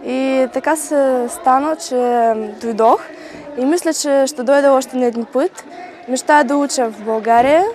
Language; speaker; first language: Bulgarian; early bilingual, heritage; Bulgarian